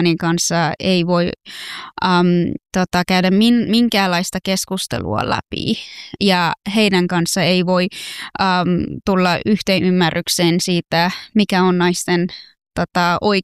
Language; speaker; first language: Finnish; non-native, fluent; Persian